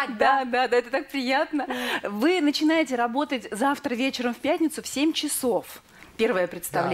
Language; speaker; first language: Russian; native; Russian